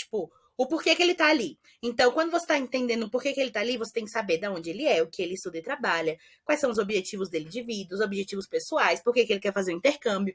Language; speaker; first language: Portuguese; native; Portuguese